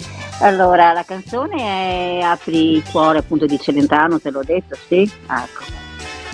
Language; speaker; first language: Italian; non-native, local second language; Venetian